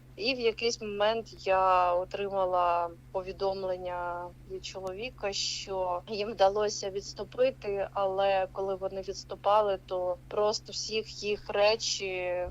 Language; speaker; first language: Ukrainian; native; Ukrainian